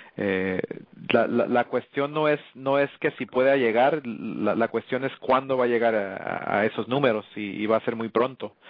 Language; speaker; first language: Spanish; early bilingual, heritage; Spanish